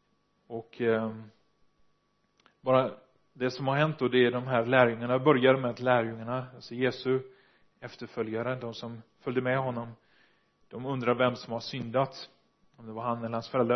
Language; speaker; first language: Swedish; non-native, fluent; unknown